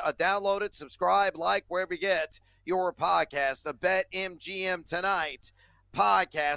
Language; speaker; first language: English; native; English